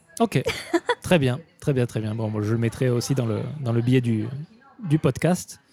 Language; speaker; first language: French; native; French